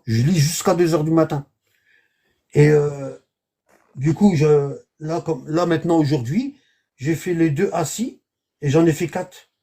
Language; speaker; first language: French; native; French